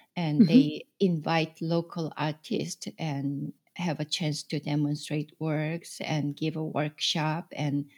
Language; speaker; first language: English; non-native, fluent; Korean